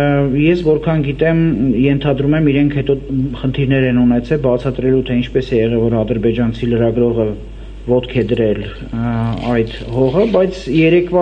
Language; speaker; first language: Armenian; native; Armenian